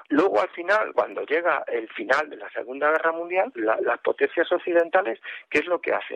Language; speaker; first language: Spanish; native; Spanish